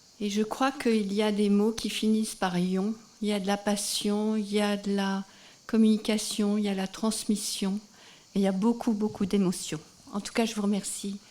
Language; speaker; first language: French; native; French